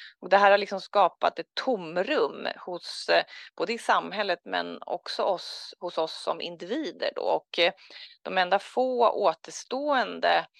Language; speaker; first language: Swedish; native; Swedish